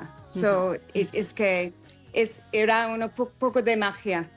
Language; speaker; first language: Spanish; non-native, fluent; English